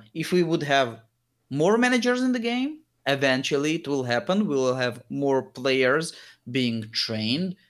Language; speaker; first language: English; early bilingual, other home language; Hebrew